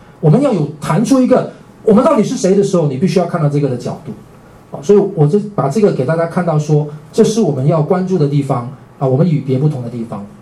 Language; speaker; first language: Chinese; native; Chinese